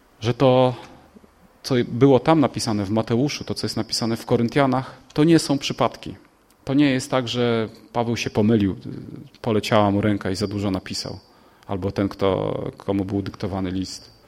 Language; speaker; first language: Polish; native; Polish